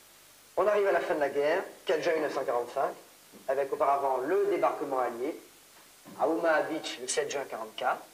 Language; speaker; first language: French; native; French